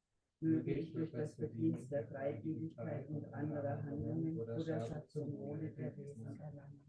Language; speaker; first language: German; native; German